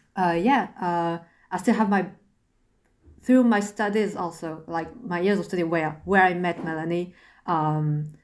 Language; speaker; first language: English; non-native, fluent; French